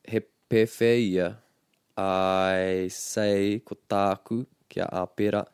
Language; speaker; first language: Māori; non-native, fluent; English